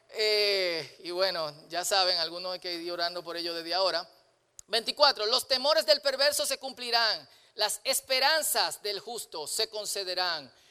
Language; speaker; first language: Spanish; native; Spanish